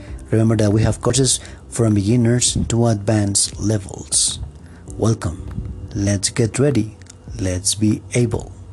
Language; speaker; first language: English; non-native, fluent; Spanish